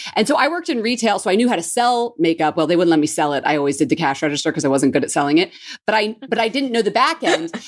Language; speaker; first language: English; native; English